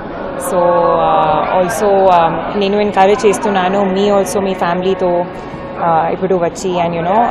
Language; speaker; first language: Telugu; non-native, learner; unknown